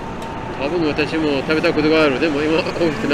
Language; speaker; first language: Japanese; non-native, learner; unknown